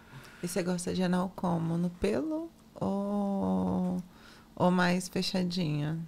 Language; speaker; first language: Portuguese; native; Portuguese